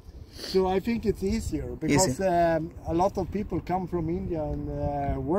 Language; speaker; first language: English; non-native, fluent; Swedish